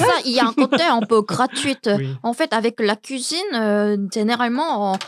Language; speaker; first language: French; non-native, learner; Korean